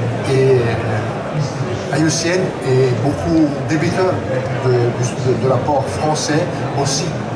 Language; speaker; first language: French; non-native, local second language; German